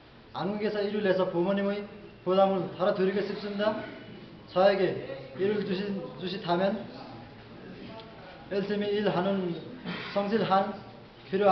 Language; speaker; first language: Korean; non-native, learner; Nepali